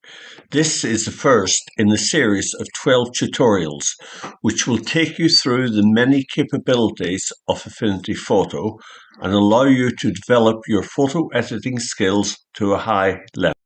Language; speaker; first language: English; native; English